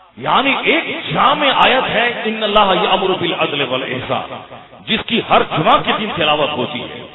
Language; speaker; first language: Urdu; non-native, local second language; Odia